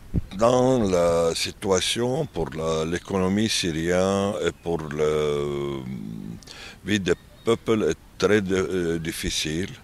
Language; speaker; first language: French; non-native, learner; Arabic